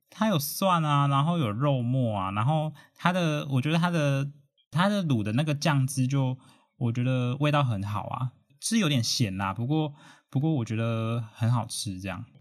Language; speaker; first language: Chinese; native; Chinese